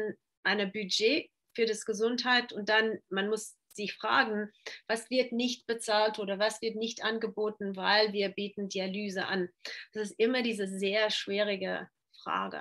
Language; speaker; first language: German; non-native, fluent; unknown